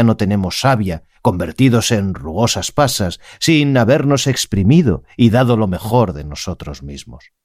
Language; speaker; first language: Spanish; native; Spanish